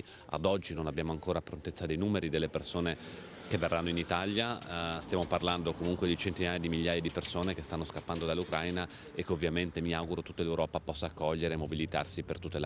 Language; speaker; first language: Italian; native; Italian